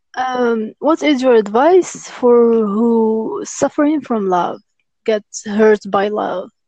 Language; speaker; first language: English; non-native, learner; Arabic